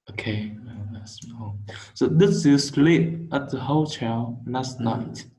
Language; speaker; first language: English; non-native, learner; Vietnamese